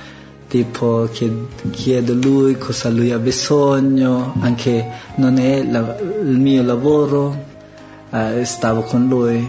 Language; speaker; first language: Italian; non-native, learner; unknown